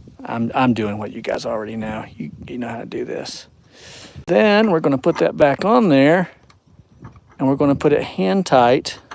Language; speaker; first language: English; native; English